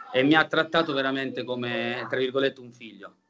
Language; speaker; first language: Italian; native; Italian